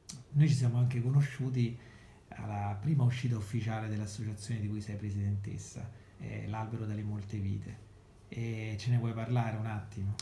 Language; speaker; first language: Italian; native; Italian